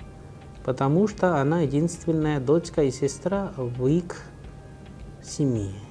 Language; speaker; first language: Russian; non-native, fluent; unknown